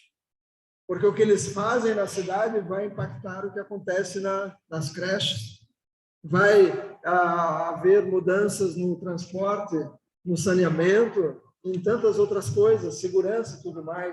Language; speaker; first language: Portuguese; native; Portuguese